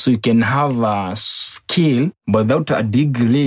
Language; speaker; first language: English; non-native, local second language; Kikuyu